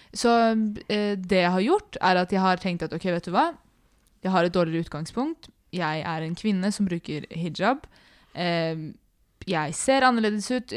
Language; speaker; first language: Norwegian; early bilingual, other home language; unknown